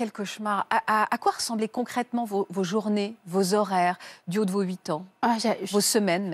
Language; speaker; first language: French; native; French